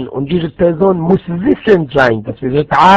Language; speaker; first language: German; non-native, fluent; Arabic